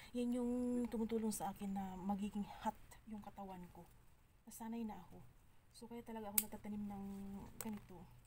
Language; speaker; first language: Filipino; non-native, local second language; Cebuano